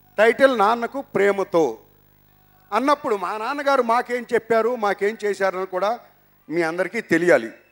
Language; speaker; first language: Telugu; native; Telugu